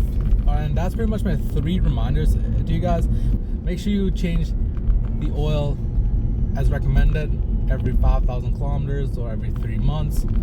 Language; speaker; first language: English; native; English